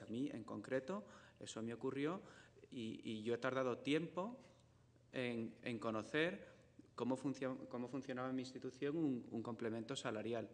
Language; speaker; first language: Spanish; native; Spanish